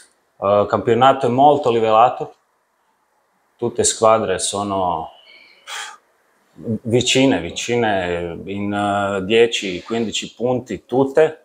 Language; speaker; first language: Italian; non-native, learner; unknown